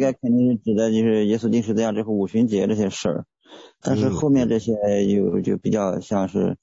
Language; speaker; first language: Chinese; native; Chinese